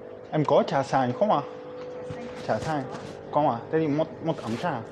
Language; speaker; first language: Vietnamese; non-native, fluent; Polish